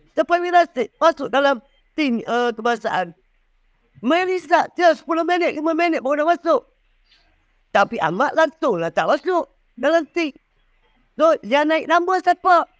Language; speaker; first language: Malay; native; Malay